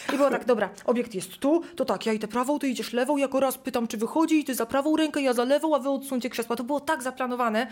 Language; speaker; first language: Polish; native; Polish